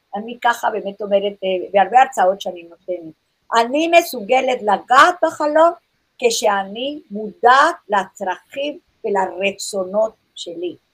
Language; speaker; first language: Hebrew; non-native, fluent; English